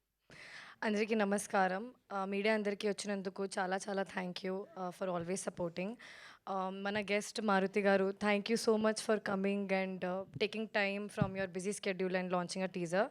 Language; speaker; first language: Telugu; non-native, fluent; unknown